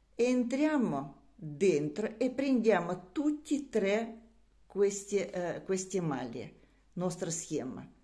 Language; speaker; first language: Italian; non-native, learner; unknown